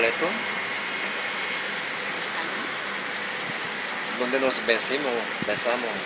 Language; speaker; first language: Spanish; non-native, fluent; Korean